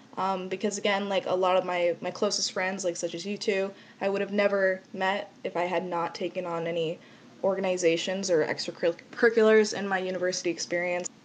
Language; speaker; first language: English; native; English